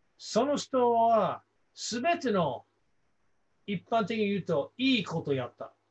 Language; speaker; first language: Japanese; non-native, fluent; English